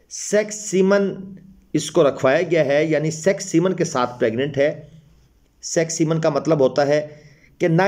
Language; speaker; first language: Urdu; non-native, local second language; Punjabi